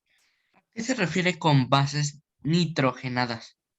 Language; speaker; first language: Spanish; native; Spanish